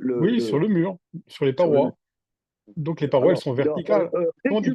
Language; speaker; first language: French; native; French